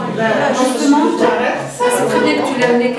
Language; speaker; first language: French; native; French